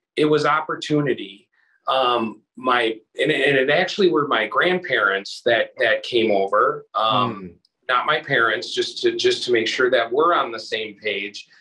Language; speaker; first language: English; native; English